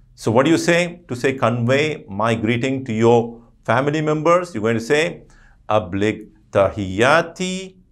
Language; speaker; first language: English; non-native, local second language; Urdu